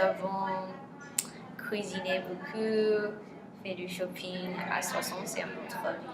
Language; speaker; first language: French; non-native, learner; English